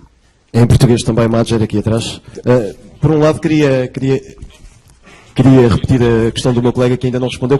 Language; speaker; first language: Portuguese; native; Portuguese